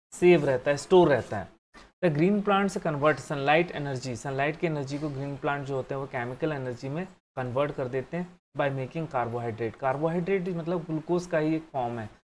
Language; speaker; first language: Hindi; native; Hindi